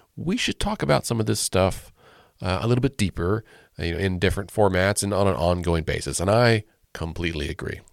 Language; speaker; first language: English; native; English